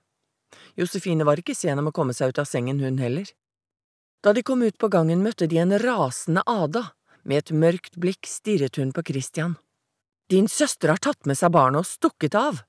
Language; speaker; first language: Norwegian; native; Norwegian